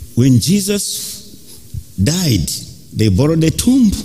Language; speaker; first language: English; non-native, local second language; Ganda